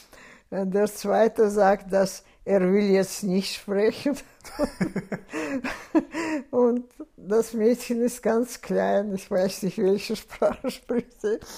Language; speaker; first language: German; non-native, fluent; Russian